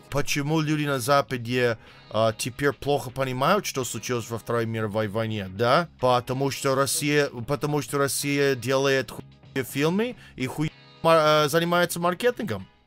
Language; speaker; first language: Russian; non-native, fluent; English